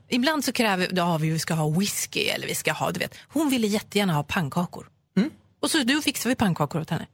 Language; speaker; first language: Swedish; native; Swedish